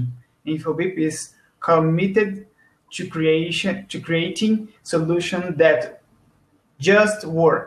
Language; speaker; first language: English; non-native, learner; Portuguese